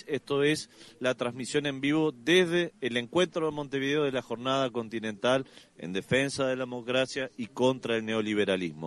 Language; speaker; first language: Spanish; native; Spanish